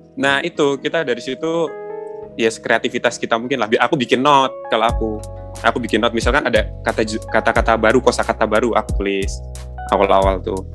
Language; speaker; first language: Indonesian; native; Indonesian